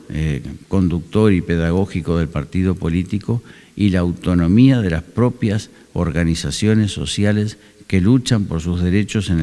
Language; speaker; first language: Spanish; native; Spanish